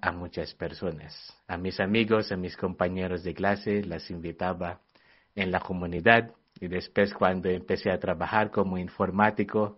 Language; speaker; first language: Spanish; non-native, fluent; Filipino